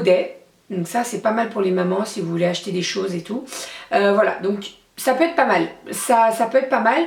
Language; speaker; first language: French; native; French